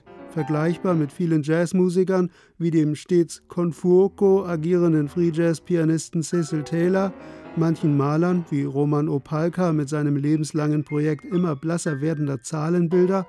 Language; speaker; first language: German; native; German